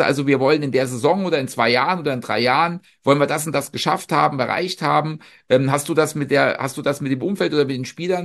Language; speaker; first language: German; native; German